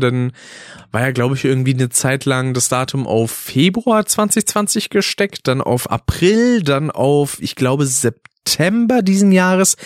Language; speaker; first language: German; native; German